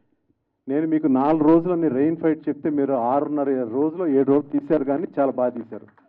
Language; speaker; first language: Telugu; native; Telugu